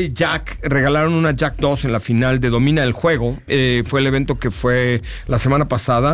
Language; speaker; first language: Spanish; native; Spanish